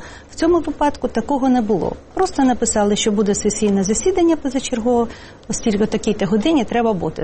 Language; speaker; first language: Ukrainian; native; Ukrainian